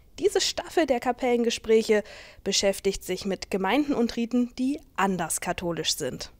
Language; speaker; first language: German; native; German